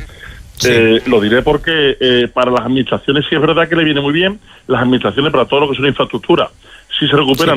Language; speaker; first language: Spanish; native; Spanish